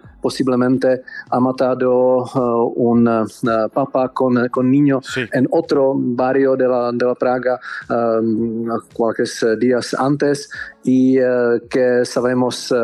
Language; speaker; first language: Spanish; non-native, learner; Czech